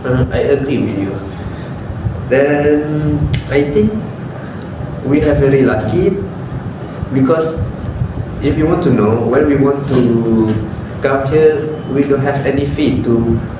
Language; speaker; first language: English; non-native, learner; Malay